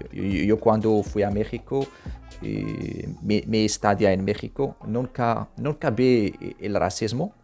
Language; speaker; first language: Spanish; non-native, fluent; Arabic